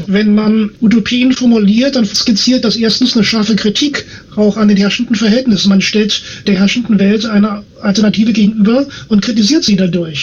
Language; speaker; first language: German; native; German